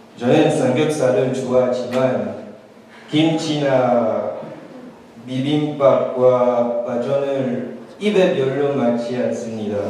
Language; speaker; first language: Korean; non-native, learner; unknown